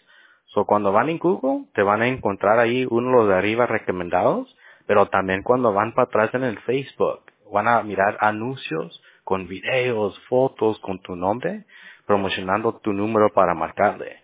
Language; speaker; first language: Spanish; early bilingual, heritage; Spanish